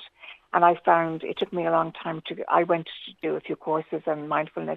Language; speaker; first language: English; native; English